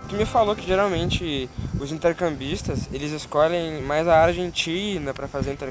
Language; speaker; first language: Portuguese; native; Portuguese